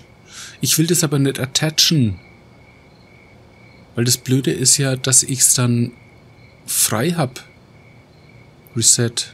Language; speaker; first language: German; native; German